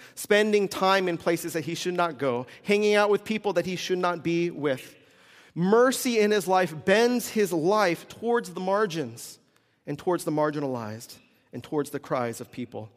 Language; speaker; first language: English; early bilingual, other home language; Korean